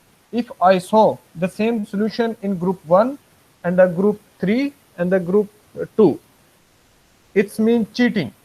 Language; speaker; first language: English; non-native, fluent; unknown